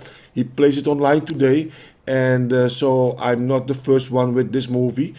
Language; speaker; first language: English; non-native, fluent; Dutch